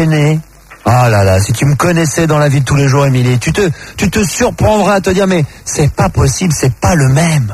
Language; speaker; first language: French; native; French